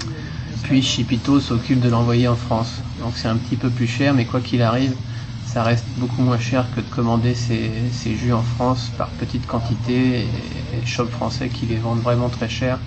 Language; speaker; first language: French; native; French